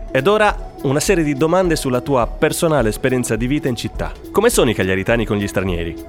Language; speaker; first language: Italian; native; Italian